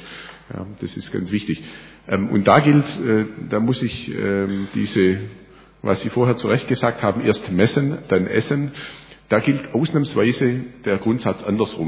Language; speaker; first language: German; native; German